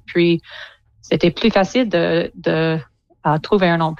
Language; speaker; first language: French; non-native, local second language; English